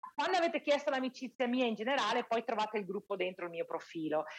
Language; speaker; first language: Italian; native; Italian